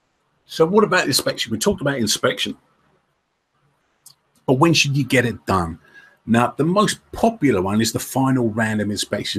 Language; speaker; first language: English; native; English